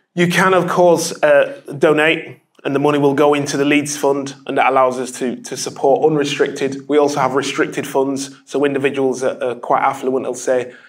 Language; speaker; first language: English; native; English